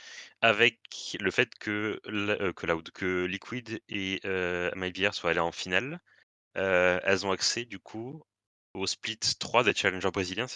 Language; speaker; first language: French; native; French